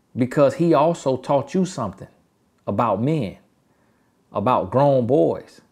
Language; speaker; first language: English; native; English